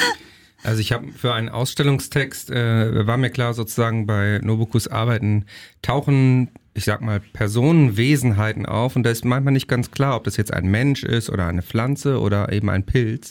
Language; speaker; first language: German; native; German